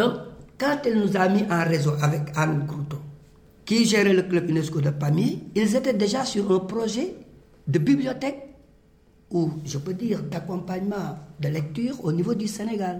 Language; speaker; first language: French; non-native, local second language; Wolof